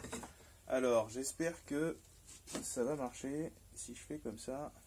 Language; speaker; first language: French; native; French